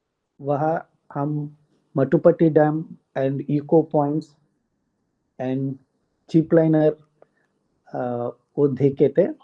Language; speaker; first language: Hindi; non-native, local second language; Telugu